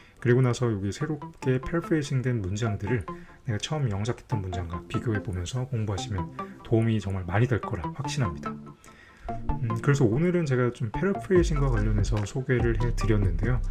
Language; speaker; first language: Korean; native; Korean